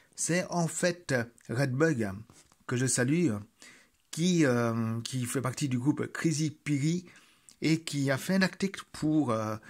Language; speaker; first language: French; native; French